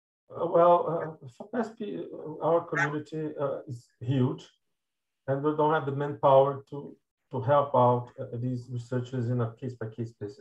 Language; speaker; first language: English; non-native, fluent; Portuguese